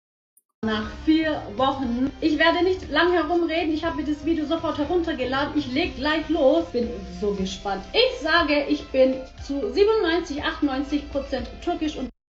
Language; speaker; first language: German; early bilingual, other home language; Turkish